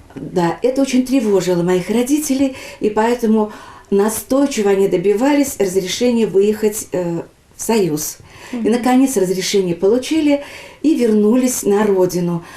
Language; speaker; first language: Russian; non-native, local second language; Chuvash